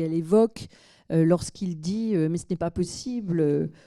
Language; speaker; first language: French; native; French